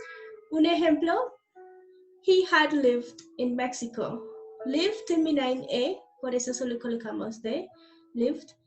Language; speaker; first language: Spanish; non-native, fluent; English